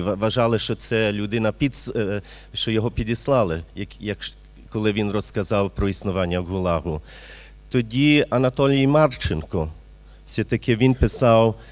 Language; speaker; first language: Ukrainian; early bilingual, heritage; Ukrainian